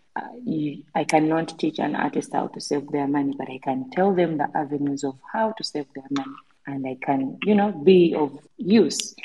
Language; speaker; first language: English; non-native, local second language; Ganda